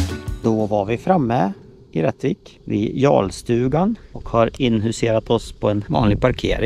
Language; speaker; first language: Swedish; native; Swedish